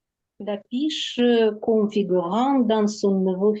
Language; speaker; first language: French; non-native, learner; Ukrainian